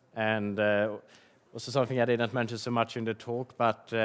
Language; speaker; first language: English; non-native, fluent; Swedish